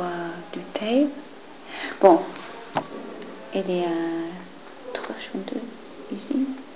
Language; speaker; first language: French; non-native, fluent; English